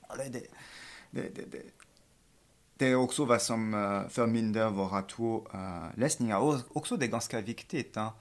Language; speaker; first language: Swedish; non-native, fluent; French